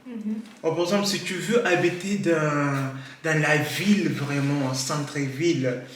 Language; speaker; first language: French; non-native, learner; Kabuverdianu